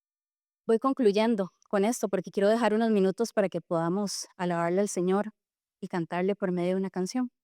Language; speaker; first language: Spanish; native; Spanish